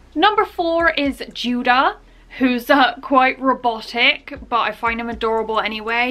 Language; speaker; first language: English; native; English